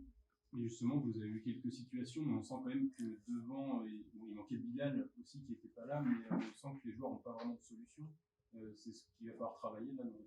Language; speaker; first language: French; native; French